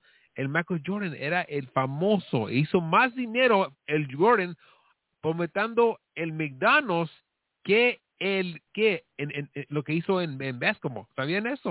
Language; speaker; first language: Spanish; early bilingual, heritage; Spanish